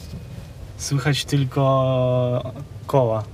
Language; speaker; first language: Polish; non-native, fluent; Ukrainian